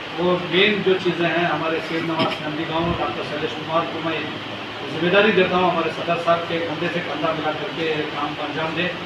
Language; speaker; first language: Urdu; native; Urdu